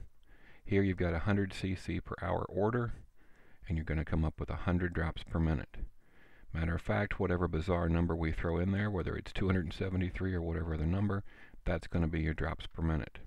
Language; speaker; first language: English; native; English